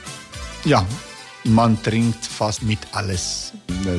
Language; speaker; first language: German; non-native, learner; Croatian